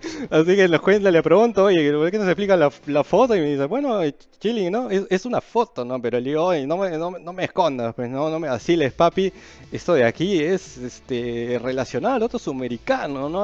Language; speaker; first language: Spanish; native; Spanish